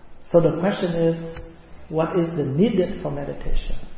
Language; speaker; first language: English; non-native, fluent; Vietnamese